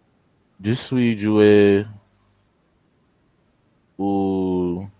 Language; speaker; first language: French; non-native, learner; English